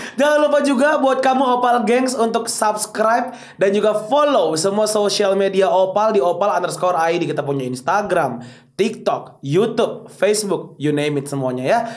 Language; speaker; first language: Indonesian; native; Indonesian